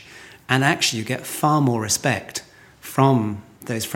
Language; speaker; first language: English; native; English